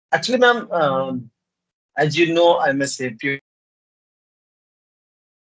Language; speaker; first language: English; non-native, learner; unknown